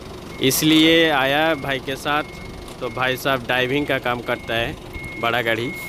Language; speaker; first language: Hindi; non-native, learner; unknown